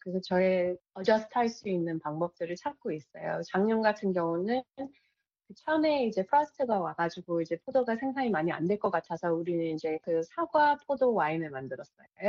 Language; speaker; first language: Korean; early bilingual, heritage; Korean